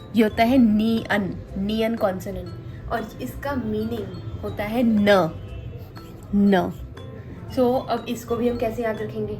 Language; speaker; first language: Hindi; native; Hindi